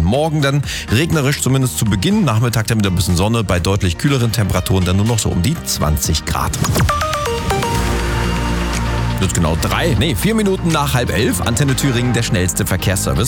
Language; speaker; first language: German; native; German